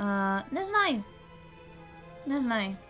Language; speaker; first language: Ukrainian; early bilingual, heritage; English